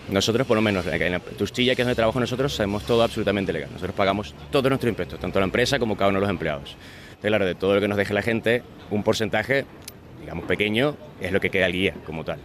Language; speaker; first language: Spanish; native; Spanish